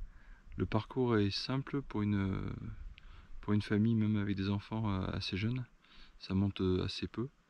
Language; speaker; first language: French; native; French